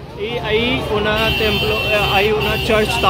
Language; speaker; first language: Spanish; non-native, learner; Hindi